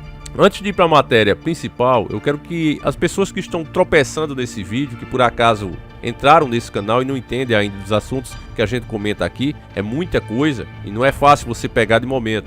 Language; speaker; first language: Portuguese; native; Portuguese